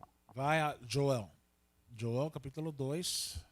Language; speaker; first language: Portuguese; non-native, learner; Spanish